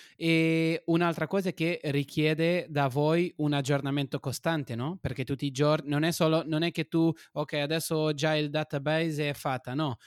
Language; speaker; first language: Italian; non-native, fluent; Portuguese